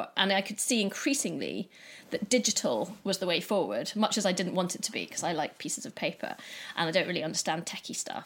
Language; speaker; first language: English; native; English